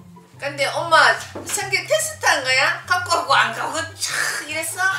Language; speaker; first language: Korean; native; Korean